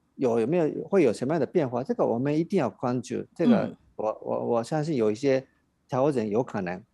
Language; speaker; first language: Chinese; non-native, fluent; Japanese